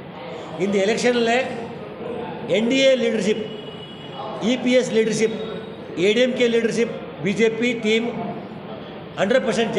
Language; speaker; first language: Tamil; non-native, learner; Kannada